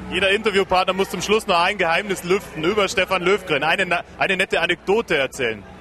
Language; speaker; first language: German; native; German